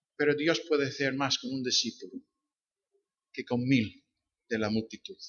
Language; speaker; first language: Spanish; non-native, fluent; English